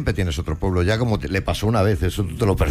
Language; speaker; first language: Spanish; native; Spanish